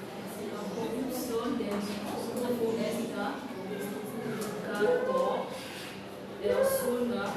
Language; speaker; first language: Spanish; non-native, learner; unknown